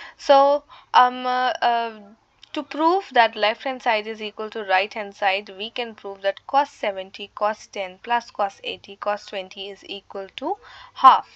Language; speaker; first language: English; non-native, local second language; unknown